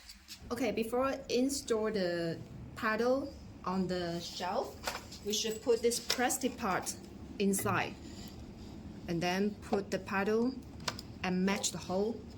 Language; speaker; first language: English; non-native, learner; Chinese